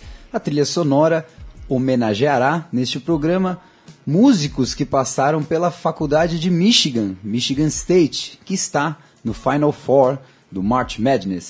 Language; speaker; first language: Portuguese; native; Portuguese